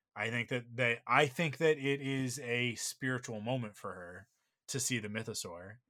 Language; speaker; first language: English; native; English